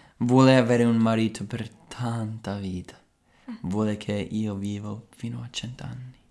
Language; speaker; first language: Italian; non-native, fluent; English